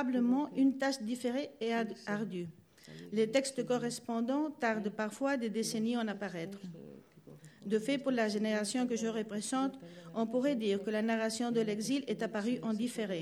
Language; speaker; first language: French; non-native, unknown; Spanish